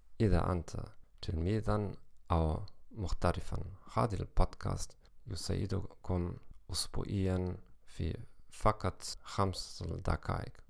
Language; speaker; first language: Arabic; non-native, learner; German